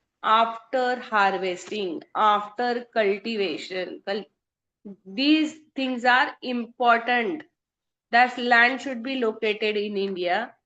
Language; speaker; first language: English; non-native, local second language; Hindi